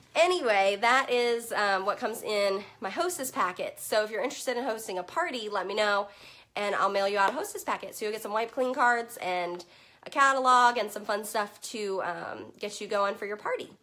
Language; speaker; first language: English; native; English